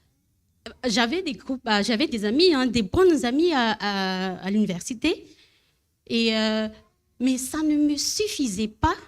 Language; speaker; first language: French; non-native, learner; Malagasy